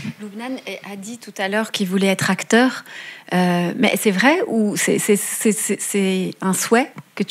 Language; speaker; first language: French; native; French